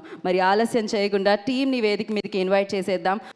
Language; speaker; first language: Telugu; native; Telugu